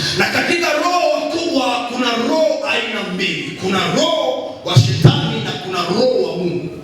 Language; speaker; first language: Swahili; non-native, local second language; Nande